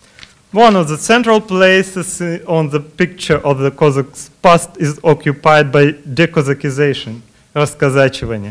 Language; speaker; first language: English; non-native, fluent; Russian